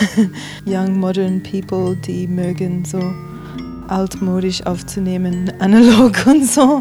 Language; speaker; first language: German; non-native, fluent; English